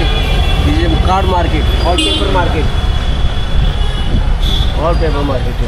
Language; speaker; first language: English; non-native, local second language; Hindi